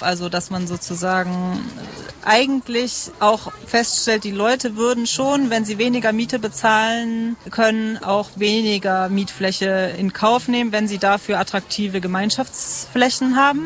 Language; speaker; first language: German; native; German